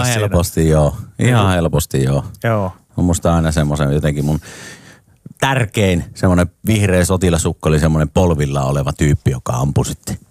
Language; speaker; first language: Finnish; native; Finnish